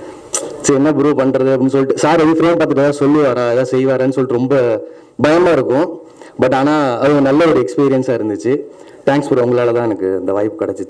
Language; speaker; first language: Tamil; native; Tamil